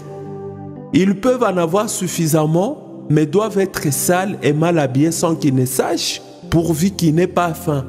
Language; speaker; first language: French; non-native, local second language; Swahili